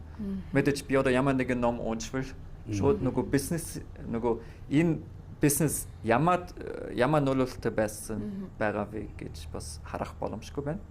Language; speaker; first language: Mongolian; non-native, fluent; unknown